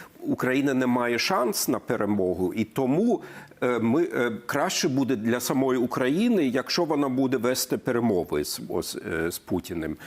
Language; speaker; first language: Ukrainian; non-native, fluent; German